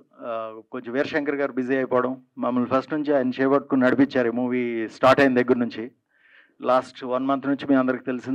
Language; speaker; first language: Telugu; native; Telugu